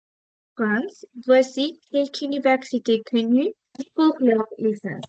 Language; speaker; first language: French; non-native, learner; Spanish